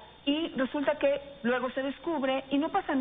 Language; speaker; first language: Spanish; native; Spanish